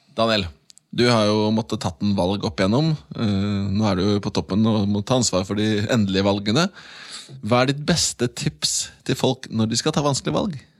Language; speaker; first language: Norwegian; native; Norwegian